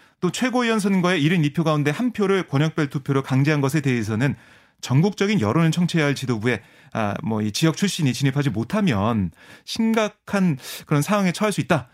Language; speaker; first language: Korean; native; Korean